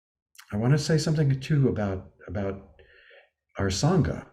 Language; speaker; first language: English; native; English